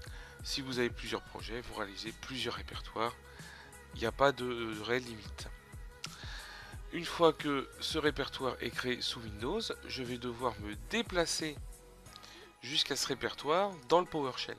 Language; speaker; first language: French; native; French